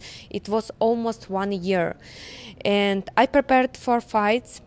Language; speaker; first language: English; non-native, learner; Ukrainian